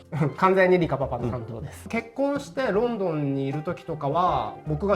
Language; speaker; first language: Japanese; native; Japanese